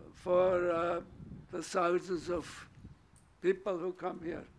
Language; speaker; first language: English; non-native, fluent; German